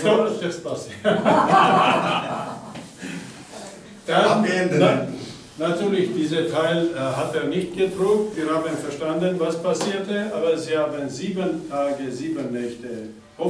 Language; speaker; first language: German; non-native, learner; Armenian